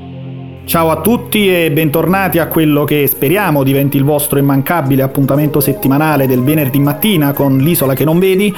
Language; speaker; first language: Italian; native; Italian